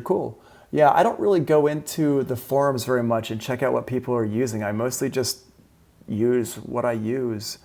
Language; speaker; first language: English; native; English